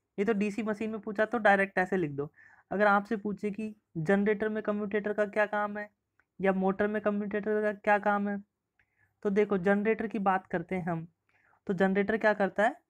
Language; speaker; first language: Hindi; native; Hindi